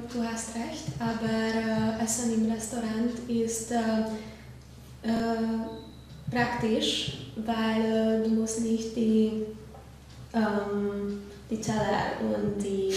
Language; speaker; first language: German; non-native, learner; Hungarian